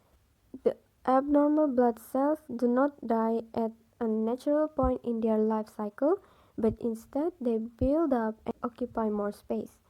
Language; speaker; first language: English; non-native, local second language; Malay